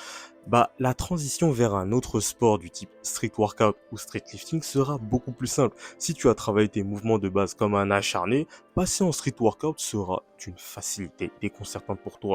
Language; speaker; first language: French; native; French